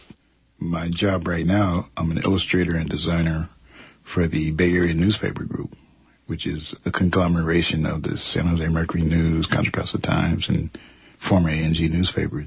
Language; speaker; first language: English; native; English